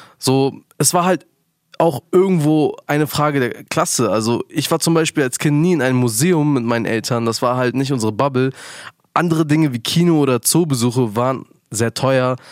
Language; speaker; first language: German; early bilingual, other home language; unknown